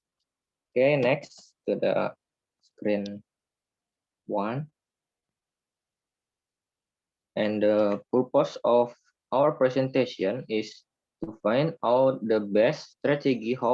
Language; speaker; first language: English; non-native, learner; Indonesian